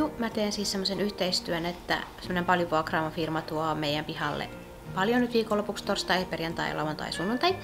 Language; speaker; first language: Finnish; native; Finnish